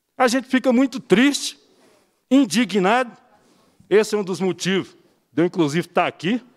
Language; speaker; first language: Portuguese; native; Portuguese